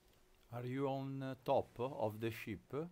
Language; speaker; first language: English; non-native, learner; Italian